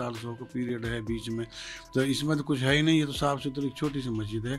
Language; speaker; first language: Hindi; native; Hindi